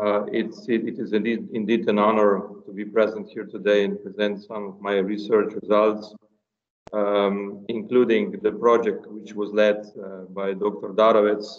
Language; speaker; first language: English; non-native, fluent; Slovenian